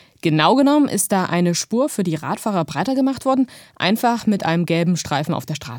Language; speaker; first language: German; native; German